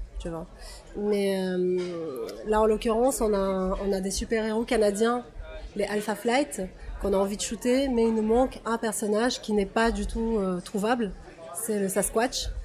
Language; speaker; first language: French; non-native, fluent; Russian